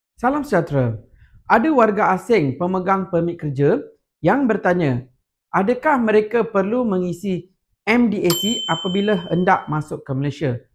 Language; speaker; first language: Malay; non-native, local second language; Tamil